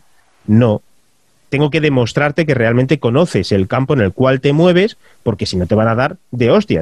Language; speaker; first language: Spanish; native; Spanish